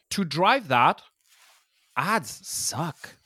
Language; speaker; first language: English; non-native, fluent; French